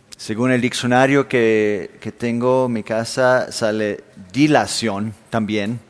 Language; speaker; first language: Spanish; non-native, fluent; Danish